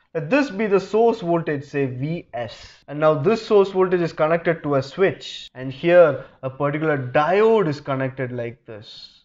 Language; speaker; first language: English; non-native, local second language; Malayalam